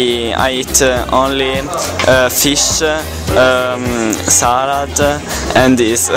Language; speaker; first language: English; non-native, learner; Italian